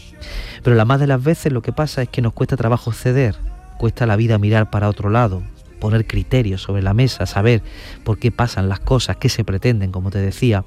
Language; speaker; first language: Spanish; native; Spanish